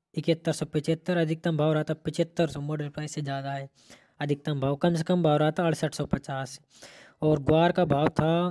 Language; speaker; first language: Hindi; native; Hindi